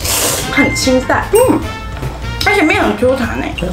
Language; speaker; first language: Chinese; native; Chinese